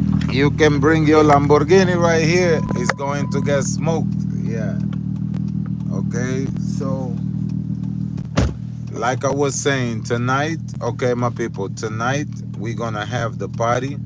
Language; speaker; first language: English; non-native, fluent; Portuguese